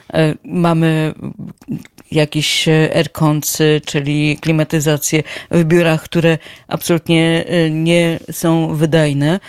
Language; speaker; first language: Polish; native; Polish